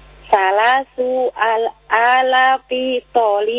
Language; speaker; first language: Arabic; non-native, learner; Indonesian